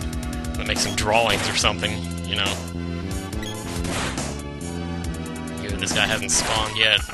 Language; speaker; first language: English; native; English